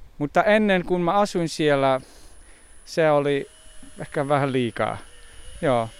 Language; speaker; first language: Finnish; non-native, fluent; Dutch